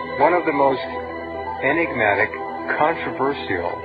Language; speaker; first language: English; native; English